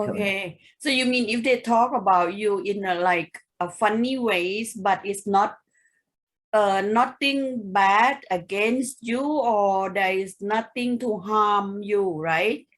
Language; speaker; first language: English; non-native, fluent; Thai